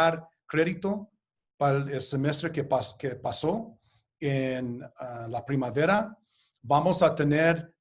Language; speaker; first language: Spanish; early bilingual, heritage; Spanish